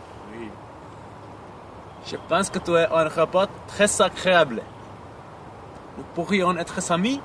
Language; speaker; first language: French; non-native, learner; Finnish